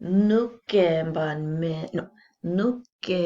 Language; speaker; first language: Albanian; non-native, learner; English